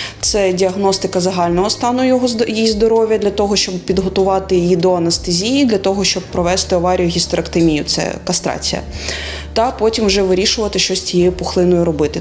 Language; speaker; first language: Ukrainian; native; Ukrainian